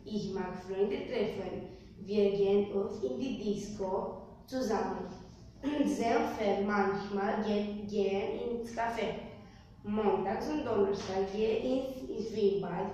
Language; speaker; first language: German; non-native, learner; Romanian